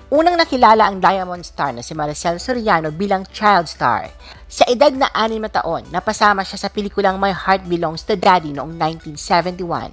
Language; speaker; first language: Filipino; native; Filipino